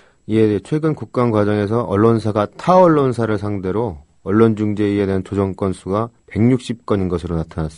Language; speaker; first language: Korean; native; Korean